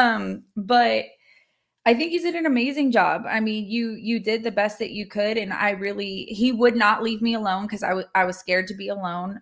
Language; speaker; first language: English; native; English